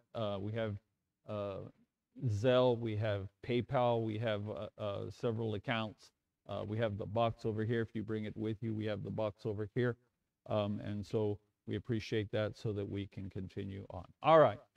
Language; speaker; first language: English; native; English